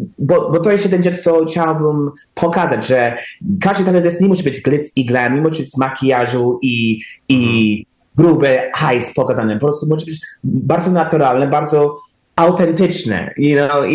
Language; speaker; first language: Polish; early bilingual, heritage; English